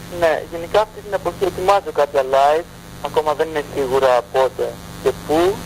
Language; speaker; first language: Greek; early bilingual, other home language; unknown